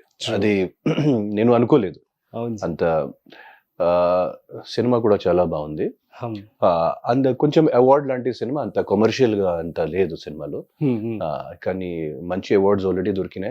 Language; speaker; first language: Telugu; non-native, local second language; Hindi